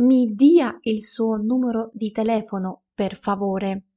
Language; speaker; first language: Italian; non-native, fluent; Ukrainian